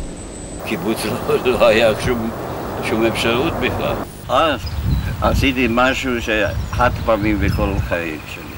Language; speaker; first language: Hebrew; non-native, fluent; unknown